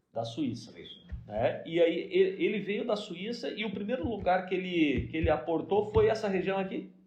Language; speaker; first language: Portuguese; native; Portuguese